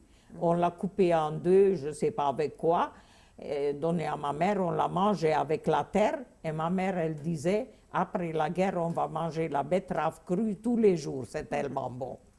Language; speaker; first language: French; non-native, fluent; Hungarian